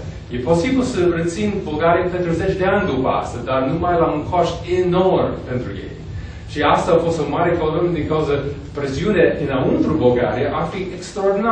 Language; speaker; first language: Romanian; non-native, fluent; English